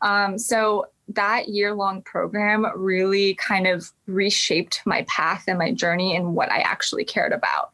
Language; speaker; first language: English; native; English